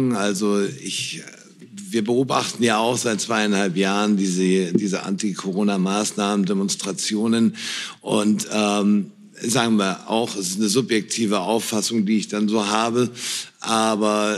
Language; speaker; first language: German; native; German